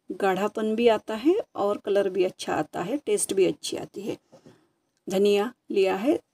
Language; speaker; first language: Hindi; non-native, local second language; Marathi